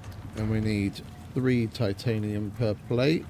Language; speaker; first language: English; native; English